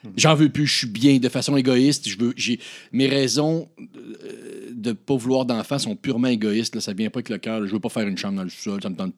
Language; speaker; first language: French; native; French